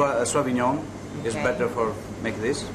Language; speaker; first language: English; non-native, learner; Italian